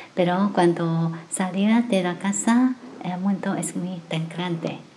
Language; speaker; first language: Spanish; non-native, learner; Chinese